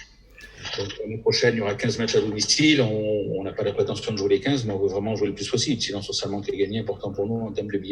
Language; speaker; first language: French; native; French